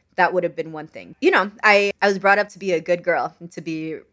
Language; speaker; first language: English; non-native, fluent; Arabic